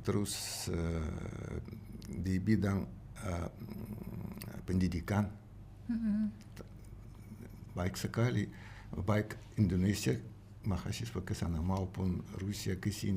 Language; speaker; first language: Indonesian; non-native, learner; Russian